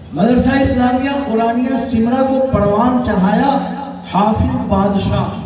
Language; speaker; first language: Urdu; native; Urdu